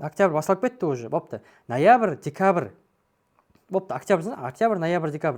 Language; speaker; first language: Russian; non-native, local second language; Kazakh